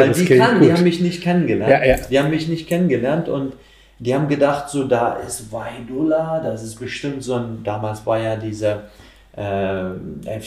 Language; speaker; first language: German; non-native, fluent; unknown